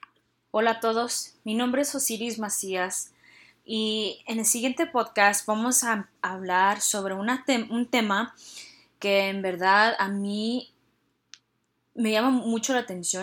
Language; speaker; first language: Spanish; early bilingual, heritage; Spanish